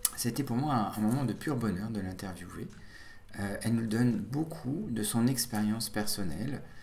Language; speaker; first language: French; native; French